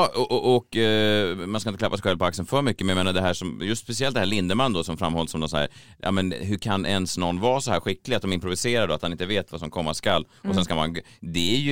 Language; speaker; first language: Swedish; native; Swedish